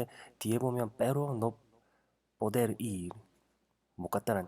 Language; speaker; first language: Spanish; non-native, fluent; Korean